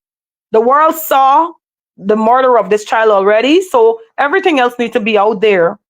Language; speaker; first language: English; native; English